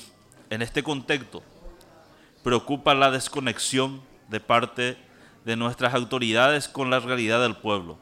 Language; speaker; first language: Spanish; native; Spanish